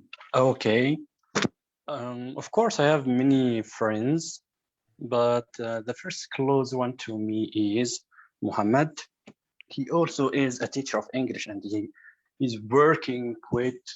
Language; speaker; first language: English; non-native, fluent; Arabic